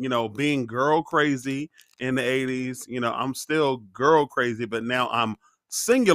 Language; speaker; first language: English; native; English